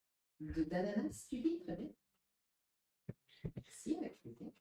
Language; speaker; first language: French; native; French